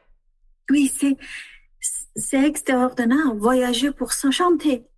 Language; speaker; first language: French; non-native, learner; Persian